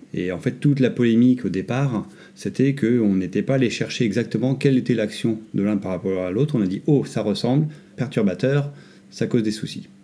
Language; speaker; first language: French; native; French